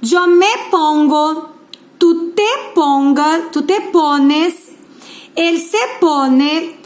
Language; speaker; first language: Spanish; non-native, fluent; Portuguese